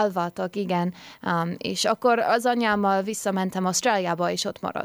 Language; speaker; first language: Hungarian; early bilingual, heritage; Hungarian